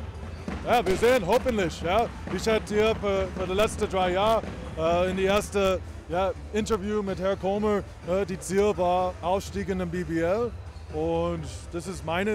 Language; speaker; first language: German; non-native, learner; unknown